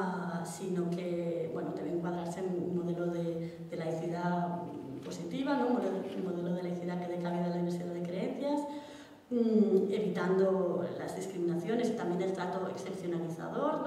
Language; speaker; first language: Spanish; native; Spanish